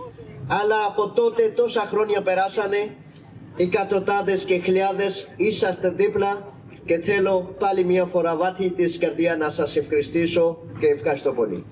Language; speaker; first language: Greek; non-native, learner; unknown